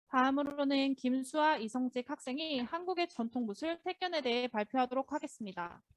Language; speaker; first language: Korean; native; Korean